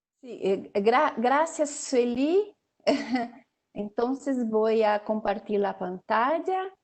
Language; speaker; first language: Spanish; non-native, fluent; Portuguese